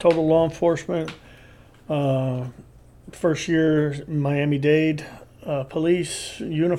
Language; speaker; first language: English; native; English